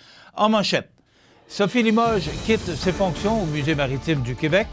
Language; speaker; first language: French; native; French